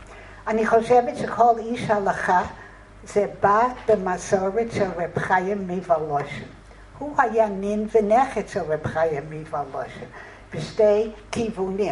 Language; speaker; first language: Hebrew; non-native, fluent; English